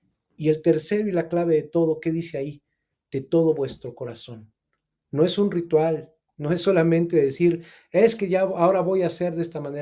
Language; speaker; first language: Spanish; native; Spanish